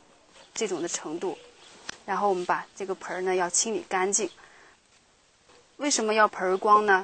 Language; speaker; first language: Chinese; native; Chinese